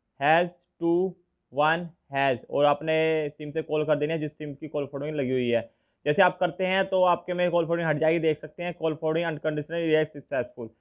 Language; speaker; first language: Hindi; native; Hindi